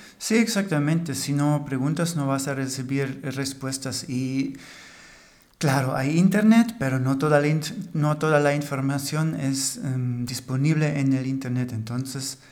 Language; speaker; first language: Spanish; non-native, fluent; German